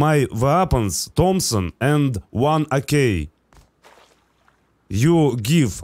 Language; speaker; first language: English; non-native, learner; Russian